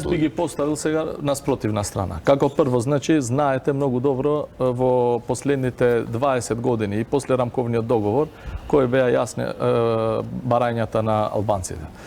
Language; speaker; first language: Macedonian; non-native, local second language; Albanian